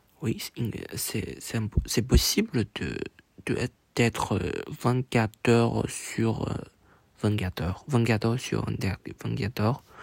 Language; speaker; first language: French; non-native, learner; Chinese